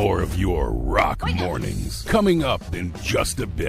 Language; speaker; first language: English; native; English